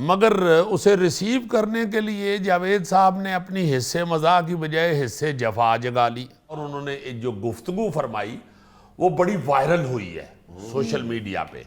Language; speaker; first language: Urdu; native; Urdu